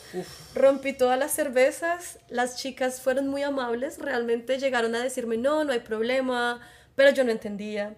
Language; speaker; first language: Spanish; native; Spanish